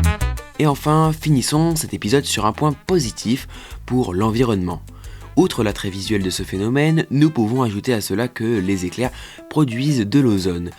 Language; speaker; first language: French; native; French